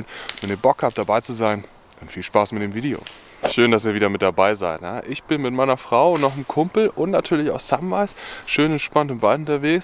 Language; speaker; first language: German; native; German